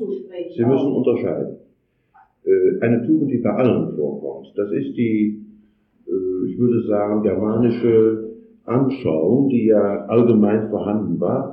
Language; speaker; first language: German; native; German